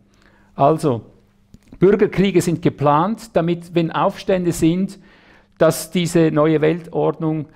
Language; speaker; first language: German; native; German